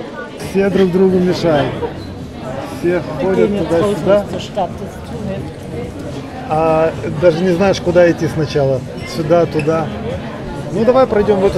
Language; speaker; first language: Russian; native; Russian